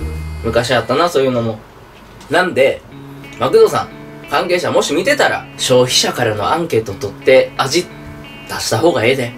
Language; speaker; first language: Japanese; native; Japanese